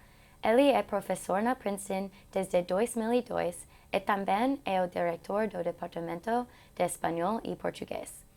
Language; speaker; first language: Portuguese; non-native, learner; English